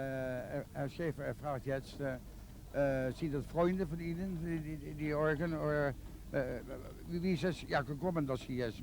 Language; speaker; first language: German; non-native, learner; Dutch